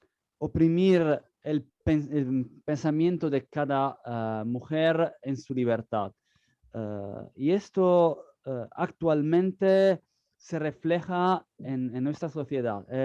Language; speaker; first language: Spanish; non-native, fluent; Italian